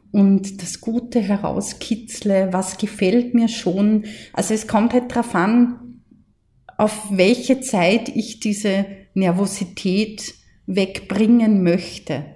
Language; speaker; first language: German; native; German